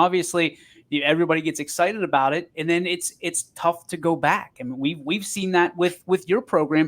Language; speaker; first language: English; native; English